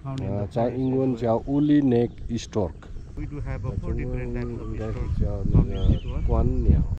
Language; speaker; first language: Chinese; non-native, learner; Nepali